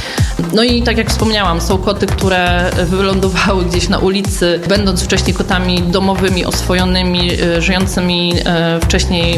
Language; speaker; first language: Polish; native; Polish